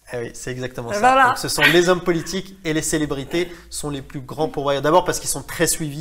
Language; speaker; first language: French; native; French